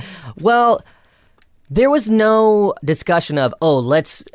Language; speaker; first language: English; early bilingual, other home language; Hindi